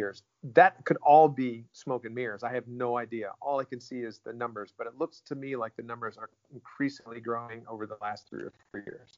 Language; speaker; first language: English; native; English